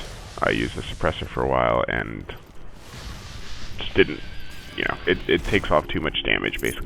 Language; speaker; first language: English; native; English